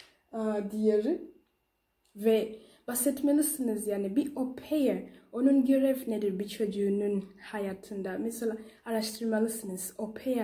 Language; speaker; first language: Turkish; non-native, learner; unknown